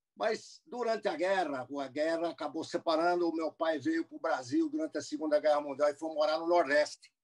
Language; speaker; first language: Portuguese; non-native, fluent; English